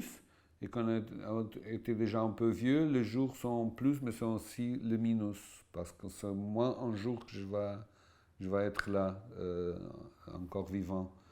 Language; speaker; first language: French; non-native, fluent; Portuguese